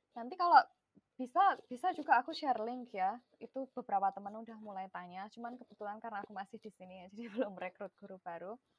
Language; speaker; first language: Indonesian; non-native, local second language; Javanese